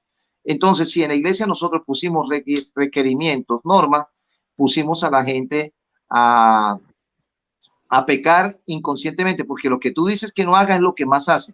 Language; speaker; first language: Spanish; native; Spanish